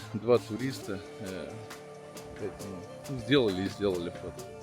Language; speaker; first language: Russian; native; Russian